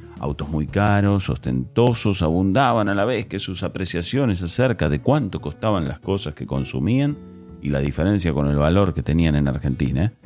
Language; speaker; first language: Spanish; native; Spanish